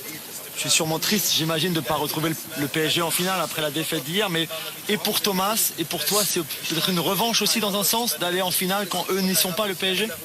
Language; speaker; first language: French; native; French